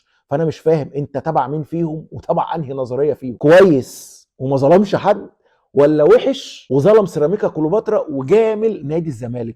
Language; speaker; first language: Arabic; native; Arabic